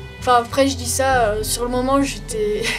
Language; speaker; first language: French; native; French